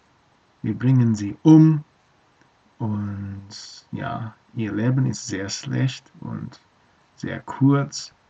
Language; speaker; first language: German; non-native, learner; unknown